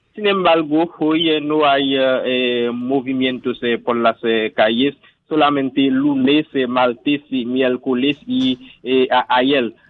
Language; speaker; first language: Spanish; non-native, learner; Haitian Creole